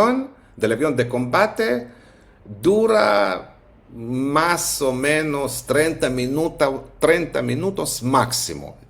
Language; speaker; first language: Spanish; non-native, fluent; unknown